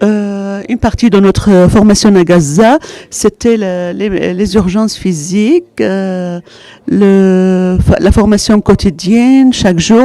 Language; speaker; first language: French; non-native, fluent; Arabic